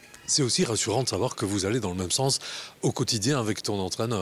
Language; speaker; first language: French; native; French